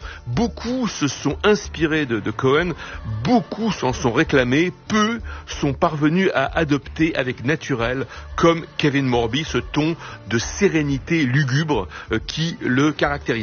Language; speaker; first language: French; native; French